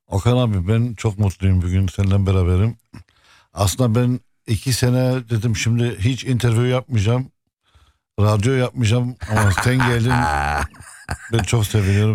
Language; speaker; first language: Turkish; early bilingual, heritage; Arabic